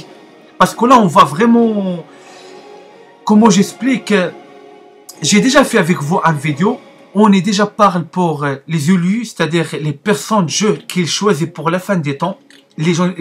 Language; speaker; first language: French; non-native, learner; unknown